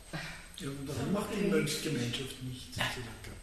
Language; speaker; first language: German; native; German